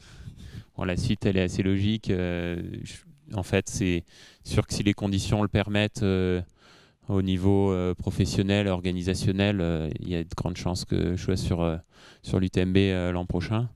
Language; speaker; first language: French; native; French